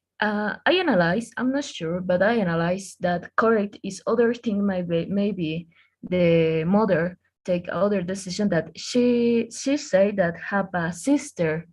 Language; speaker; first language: English; non-native, learner; Spanish